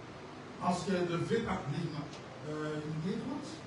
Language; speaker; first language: Dutch; non-native, fluent; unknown